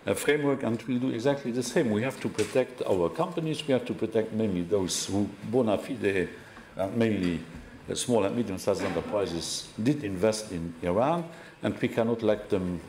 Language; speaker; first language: English; non-native, fluent; Luxembourgish